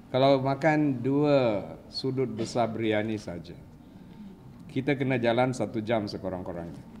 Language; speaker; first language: Malay; non-native, local second language; Tamil